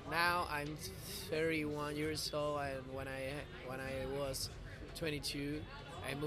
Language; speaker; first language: English; non-native, fluent; Spanish